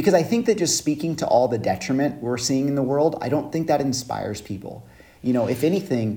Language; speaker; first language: English; native; English